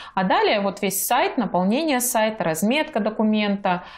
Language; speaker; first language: Russian; native; Russian